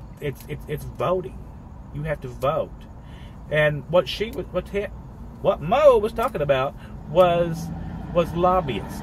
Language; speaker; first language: English; native; English